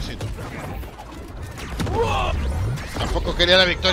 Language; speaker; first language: Spanish; native; Spanish